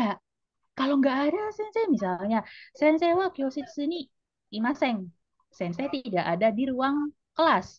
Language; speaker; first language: Indonesian; native; Indonesian